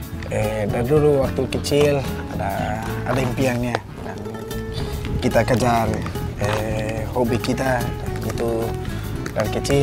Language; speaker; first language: Indonesian; non-native, learner; Tetum